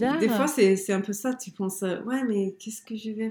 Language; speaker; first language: French; non-native, learner; English